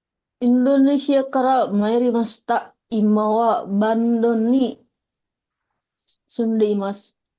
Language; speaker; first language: Japanese; non-native, learner; Indonesian